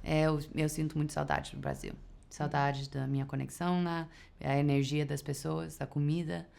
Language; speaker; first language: Portuguese; early bilingual, heritage; Portuguese